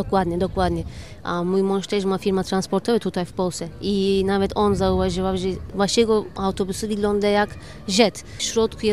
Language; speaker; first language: Polish; non-native, learner; Turkish